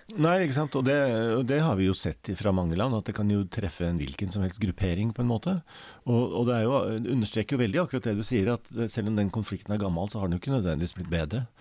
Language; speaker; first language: Norwegian; native; Norwegian